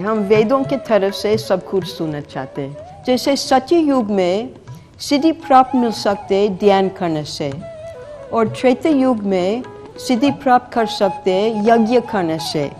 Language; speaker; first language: Hindi; non-native, fluent; English